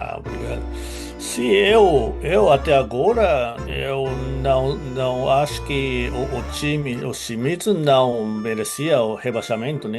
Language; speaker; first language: Portuguese; non-native, fluent; Japanese